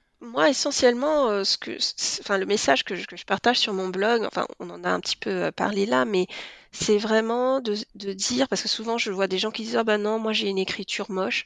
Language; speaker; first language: French; native; French